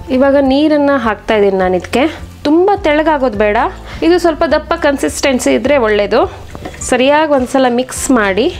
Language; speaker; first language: Kannada; non-native, local second language; Konkani